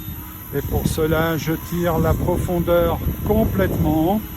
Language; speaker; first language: French; native; French